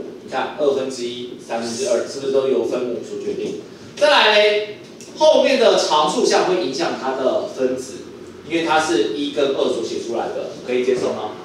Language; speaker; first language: Chinese; native; Chinese